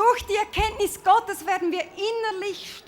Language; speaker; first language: German; native; German